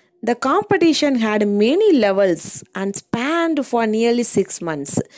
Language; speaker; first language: English; non-native, local second language; Tamil